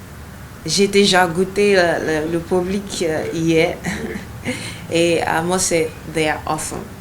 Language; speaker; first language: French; non-native, learner; Yoruba